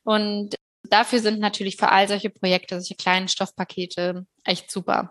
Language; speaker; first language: German; native; German